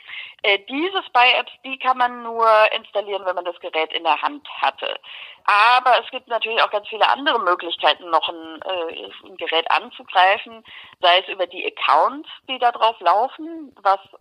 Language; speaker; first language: German; native; German